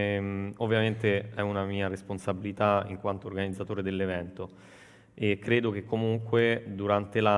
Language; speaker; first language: Italian; native; Italian